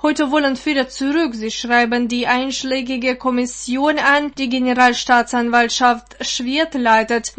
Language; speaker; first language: German; non-native, fluent; Russian